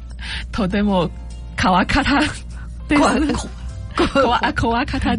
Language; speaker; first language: Japanese; non-native, learner; Chinese